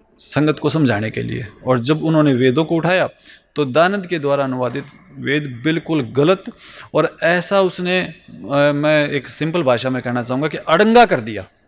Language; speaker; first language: Hindi; native; Hindi